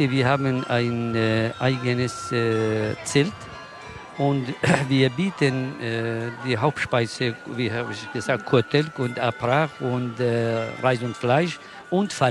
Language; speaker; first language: German; non-native, learner; Kurdish